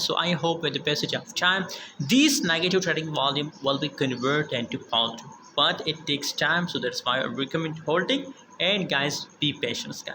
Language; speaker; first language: English; non-native, fluent; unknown